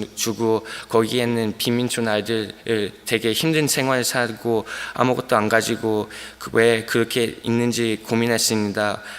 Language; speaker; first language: Korean; early bilingual, heritage; Korean